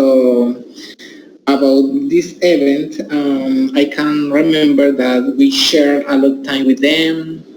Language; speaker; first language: English; non-native, learner; Spanish